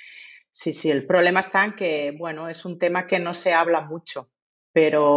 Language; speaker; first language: Spanish; native; Spanish